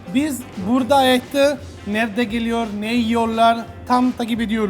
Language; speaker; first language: Turkish; non-native, learner; Italian